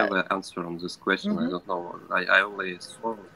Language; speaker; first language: English; non-native, learner; Ukrainian